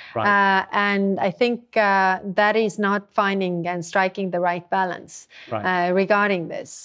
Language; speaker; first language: English; non-native, fluent; Estonian